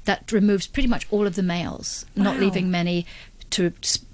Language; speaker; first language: English; native; English